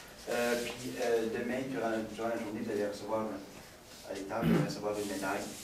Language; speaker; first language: French; native; French